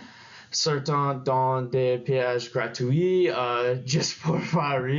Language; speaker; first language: French; non-native, learner; English